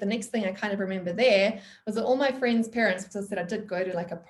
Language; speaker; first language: English; native; English